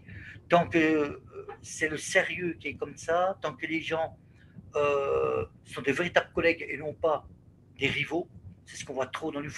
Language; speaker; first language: French; native; French